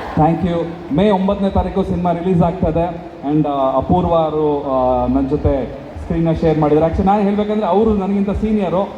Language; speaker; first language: Kannada; native; Kannada